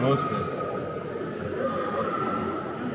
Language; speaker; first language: English; non-native, learner; Saraiki